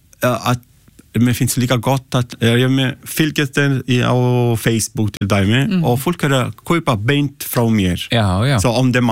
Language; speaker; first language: Icelandic; non-native, learner; Italian